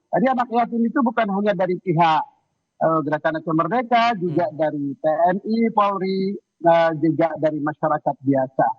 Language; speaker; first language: Indonesian; non-native, local second language; Achinese